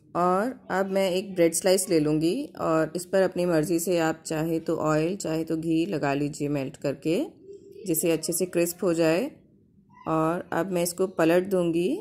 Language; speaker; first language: Hindi; native; Hindi